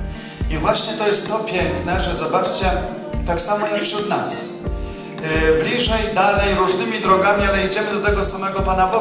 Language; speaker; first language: Polish; native; Polish